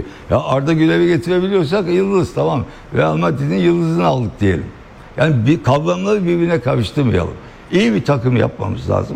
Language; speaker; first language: Turkish; native; Turkish